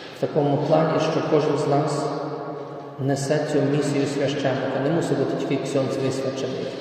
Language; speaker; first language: Ukrainian; non-native, fluent; Polish